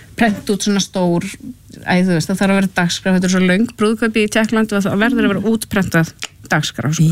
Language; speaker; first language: Icelandic; native; Icelandic